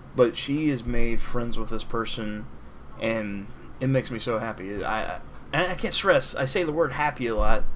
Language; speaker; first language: English; native; English